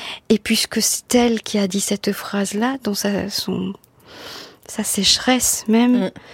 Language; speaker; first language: French; non-native, local second language; Morisyen